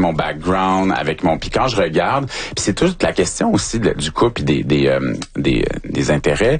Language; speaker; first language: French; native; French